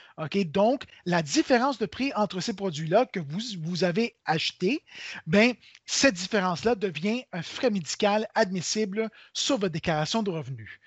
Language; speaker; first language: French; native; French